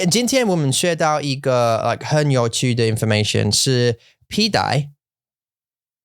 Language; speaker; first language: Chinese; non-native, learner; English